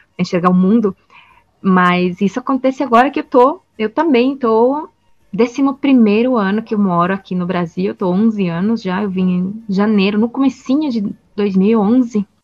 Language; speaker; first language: Portuguese; non-native, fluent; Spanish